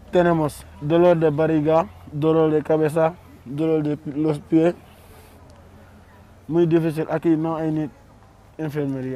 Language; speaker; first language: Spanish; non-native, learner; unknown